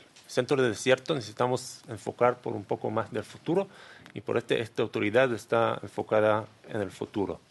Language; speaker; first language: Spanish; non-native, learner; Hebrew